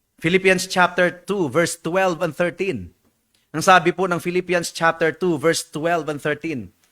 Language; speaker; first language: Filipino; non-native, local second language; Cebuano